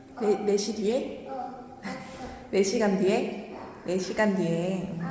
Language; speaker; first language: Korean; native; Korean